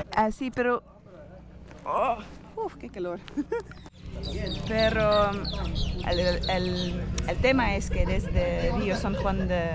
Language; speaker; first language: Spanish; non-native, learner; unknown